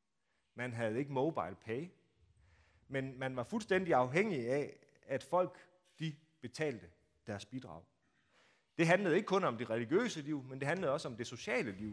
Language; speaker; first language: Danish; native; Danish